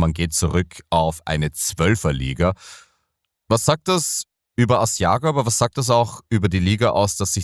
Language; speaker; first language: German; native; German